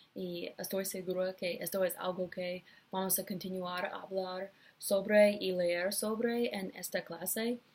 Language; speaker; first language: Spanish; non-native, learner; English